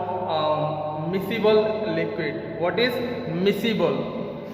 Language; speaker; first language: English; non-native, local second language; Hindi